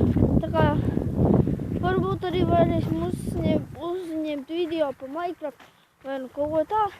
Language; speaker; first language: Latvian; non-native, local second language; Russian